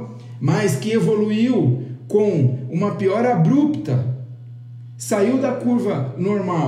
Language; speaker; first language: Portuguese; native; Portuguese